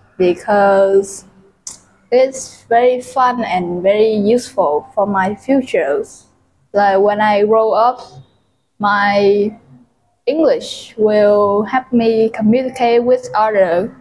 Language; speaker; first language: English; non-native, learner; Vietnamese